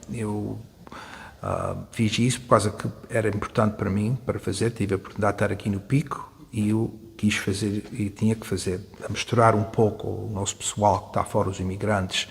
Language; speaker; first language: Portuguese; early bilingual, heritage; Portuguese